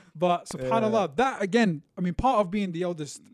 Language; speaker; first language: English; native; English